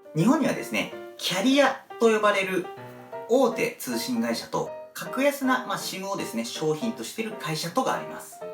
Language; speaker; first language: Japanese; native; Japanese